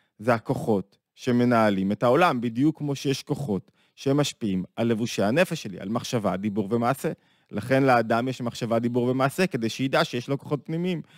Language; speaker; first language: Hebrew; native; Hebrew